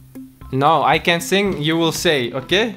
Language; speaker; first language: English; non-native, learner; Russian